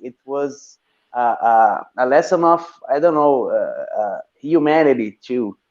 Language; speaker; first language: English; non-native, fluent; Portuguese